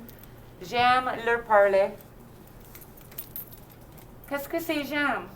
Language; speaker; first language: French; non-native, fluent; English